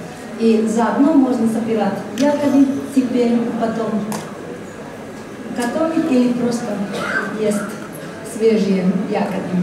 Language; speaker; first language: Russian; non-native, fluent; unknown